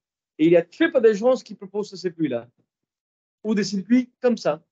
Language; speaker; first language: French; non-native, fluent; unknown